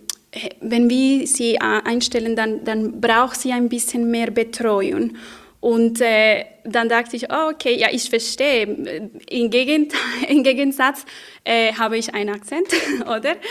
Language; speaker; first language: German; non-native, fluent; Spanish